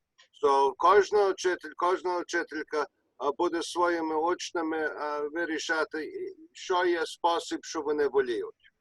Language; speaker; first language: Ukrainian; early bilingual, heritage; Ukrainian